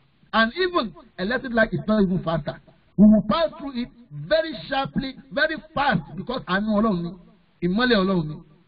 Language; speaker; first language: English; non-native, local second language; Yoruba